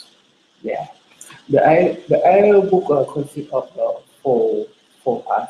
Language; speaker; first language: English; non-native, learner; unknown